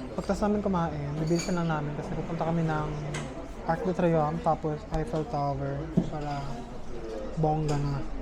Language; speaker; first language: Filipino; native; Filipino